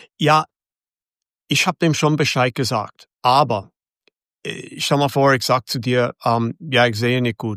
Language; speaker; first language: German; non-native, fluent; English